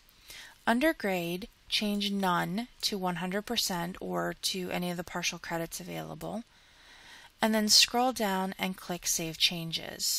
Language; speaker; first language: English; native; English